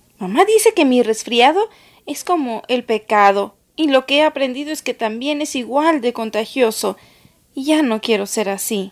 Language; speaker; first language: Spanish; native; Spanish